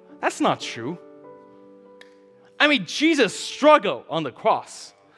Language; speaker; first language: English; early bilingual, other home language; Chinese